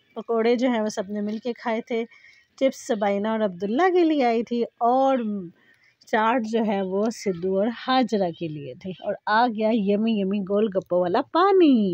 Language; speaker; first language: Hindi; native; Hindi